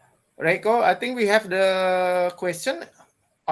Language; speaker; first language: English; non-native, learner; Indonesian